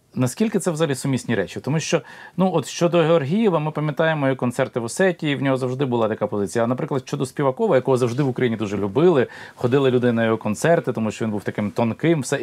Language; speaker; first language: Ukrainian; native; Ukrainian